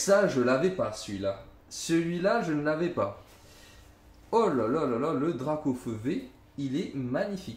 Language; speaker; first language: French; native; French